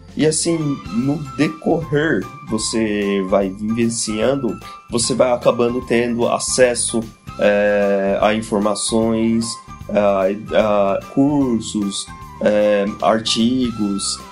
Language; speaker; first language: Portuguese; non-native, fluent; Japanese